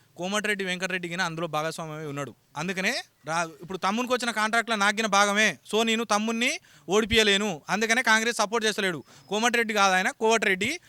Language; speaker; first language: Telugu; native; Telugu